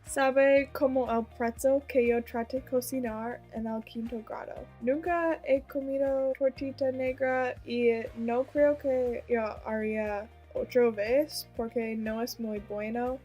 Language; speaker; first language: Spanish; non-native, learner; English